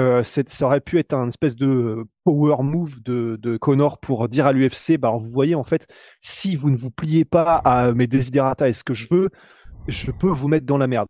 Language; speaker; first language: French; native; French